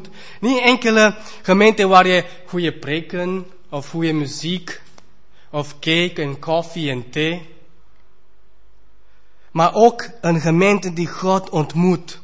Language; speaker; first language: Dutch; non-native, fluent; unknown